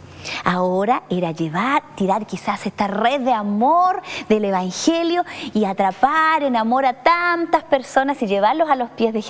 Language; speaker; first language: Spanish; native; Spanish